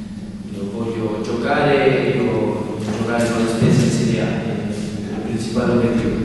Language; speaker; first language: Italian; non-native, learner; Spanish